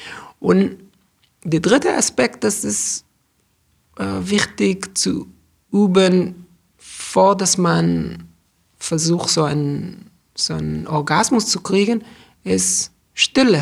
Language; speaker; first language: German; non-native, fluent; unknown